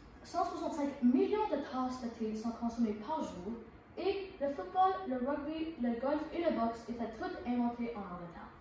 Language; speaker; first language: French; non-native, learner; English